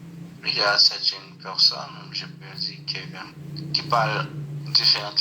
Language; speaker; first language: French; non-native, local second language; Haitian Creole